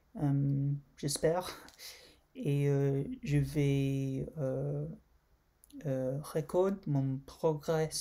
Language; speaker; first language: French; non-native, learner; English